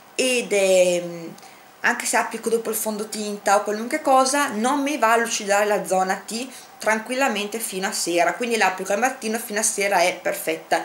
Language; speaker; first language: Italian; native; Italian